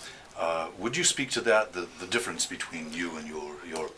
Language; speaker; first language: English; native; English